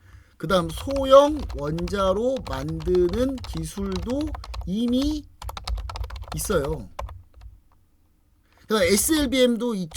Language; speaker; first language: Korean; native; Korean